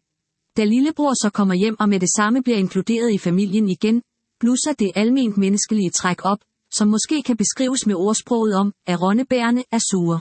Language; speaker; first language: Danish; native; Danish